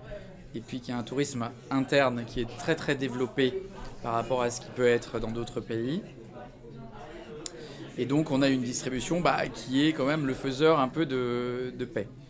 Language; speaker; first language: French; native; French